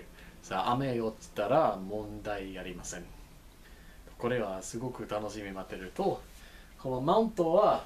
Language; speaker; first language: Japanese; non-native, learner; English